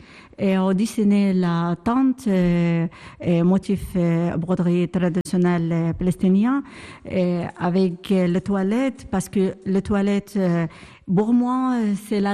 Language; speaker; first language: French; non-native, learner; Arabic